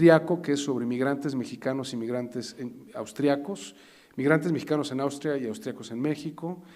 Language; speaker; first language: Spanish; native; Spanish